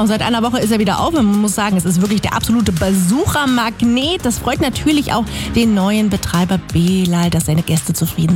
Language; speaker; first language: German; native; German